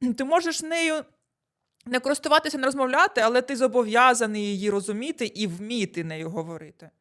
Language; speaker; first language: Ukrainian; non-native, local second language; Russian